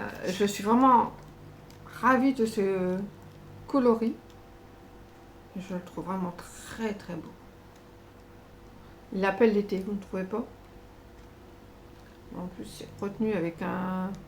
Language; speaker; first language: French; native; French